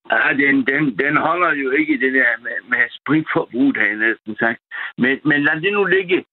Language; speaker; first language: Danish; non-native, local second language; German